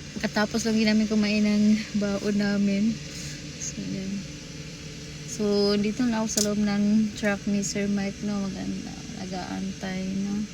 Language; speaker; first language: Filipino; non-native, local second language; Cebuano